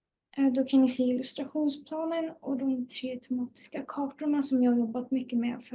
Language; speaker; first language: Swedish; native; Swedish